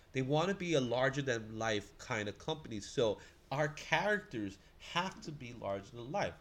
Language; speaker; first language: English; native; English